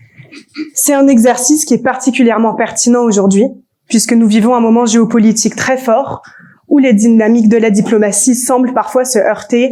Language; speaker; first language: French; native; French